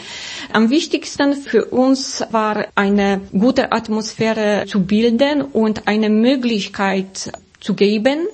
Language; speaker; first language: German; non-native, fluent; Polish